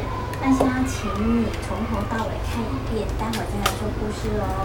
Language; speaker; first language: Chinese; native; Chinese